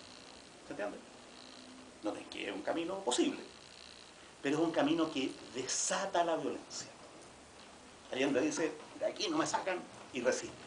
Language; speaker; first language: Spanish; native; Spanish